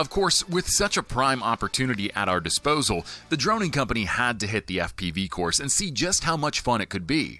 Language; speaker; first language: English; native; English